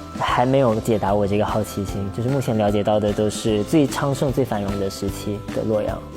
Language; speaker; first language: Chinese; early bilingual, heritage; Chinese